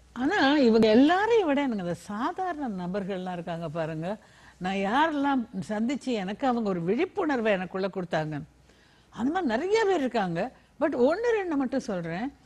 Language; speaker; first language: Tamil; native; Tamil